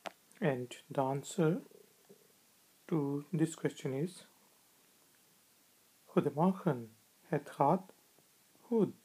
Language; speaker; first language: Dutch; non-native, learner; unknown